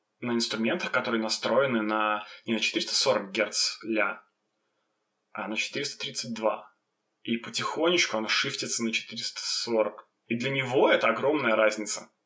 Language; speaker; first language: Russian; native; Russian